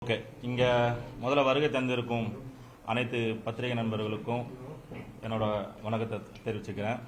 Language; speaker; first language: Tamil; native; Tamil